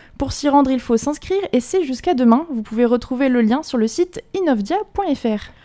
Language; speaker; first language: French; native; French